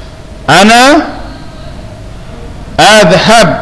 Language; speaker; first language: Arabic; non-native, fluent; Indonesian